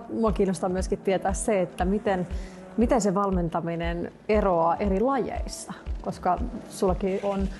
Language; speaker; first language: Finnish; native; Finnish